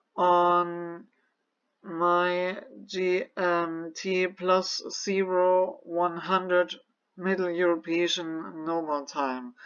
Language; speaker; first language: English; non-native, learner; German